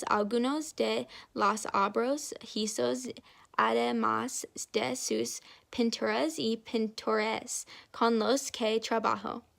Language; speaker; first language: Spanish; non-native, learner; English